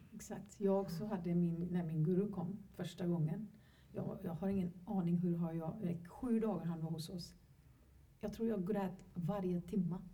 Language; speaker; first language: Swedish; non-native, fluent; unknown